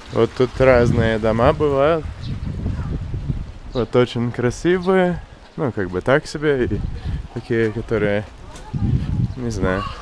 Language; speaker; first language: Russian; non-native, fluent; English